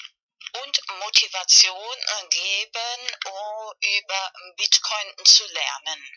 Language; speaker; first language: German; non-native, fluent; Spanish